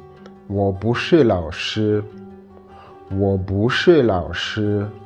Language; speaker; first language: Chinese; non-native, fluent; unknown